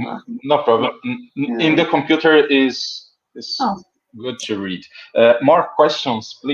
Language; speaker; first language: English; non-native, fluent; Portuguese